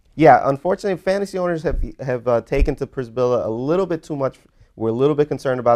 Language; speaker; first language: English; native; English